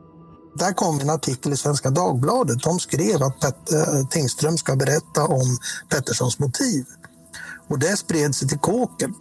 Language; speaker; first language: Swedish; native; Swedish